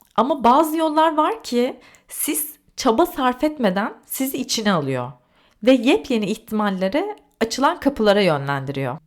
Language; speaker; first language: Turkish; native; Turkish